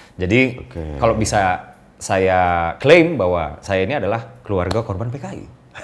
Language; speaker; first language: Indonesian; native; Indonesian